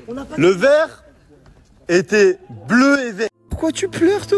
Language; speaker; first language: French; native; French